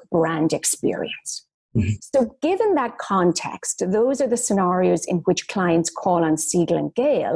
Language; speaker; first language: English; native; English